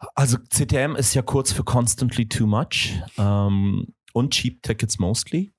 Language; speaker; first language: German; early bilingual, other home language; Russian